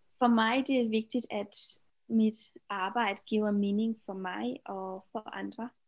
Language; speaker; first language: Danish; non-native, fluent; Romanian